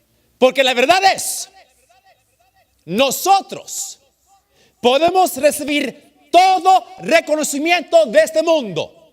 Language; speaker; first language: Spanish; early bilingual, heritage; English